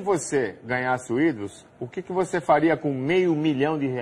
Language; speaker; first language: Portuguese; native; Portuguese